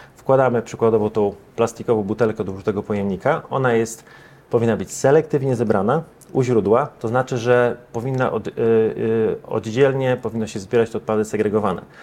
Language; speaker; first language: Polish; native; Polish